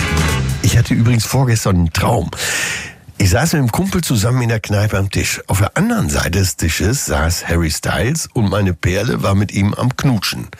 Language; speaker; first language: German; native; German